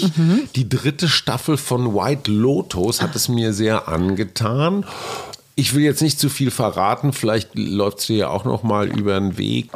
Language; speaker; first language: German; native; German